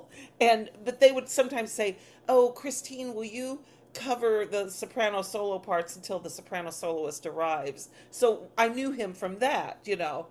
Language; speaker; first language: English; native; English